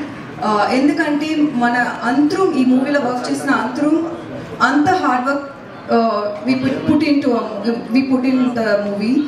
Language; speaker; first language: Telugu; non-native, learner; Tamil